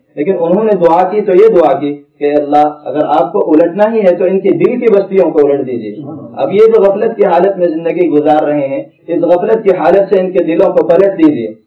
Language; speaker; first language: Urdu; native; Urdu